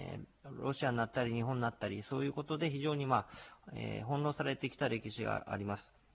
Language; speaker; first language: Japanese; native; Japanese